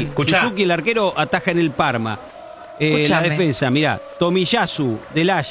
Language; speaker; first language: Spanish; native; Spanish